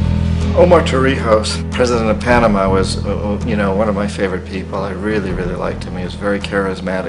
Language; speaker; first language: English; native; English